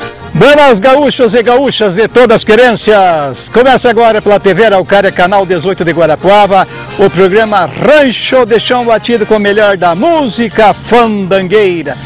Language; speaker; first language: Portuguese; native; Portuguese